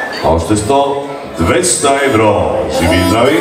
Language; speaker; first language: Bulgarian; non-native, local second language; Turkish